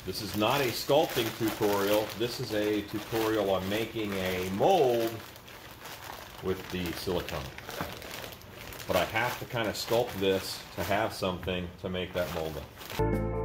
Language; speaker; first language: English; native; English